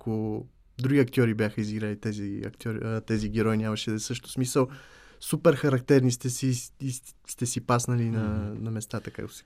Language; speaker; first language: Bulgarian; native; Bulgarian